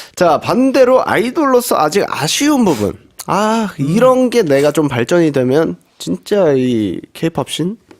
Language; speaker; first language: Korean; native; Korean